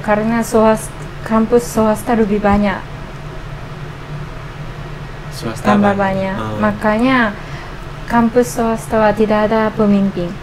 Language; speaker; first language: Indonesian; non-native, learner; Japanese